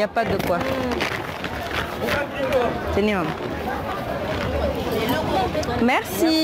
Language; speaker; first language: French; native; French